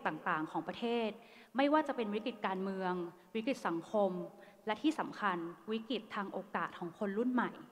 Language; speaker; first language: Thai; native; Thai